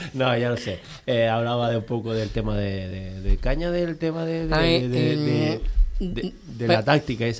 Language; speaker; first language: Spanish; native; Spanish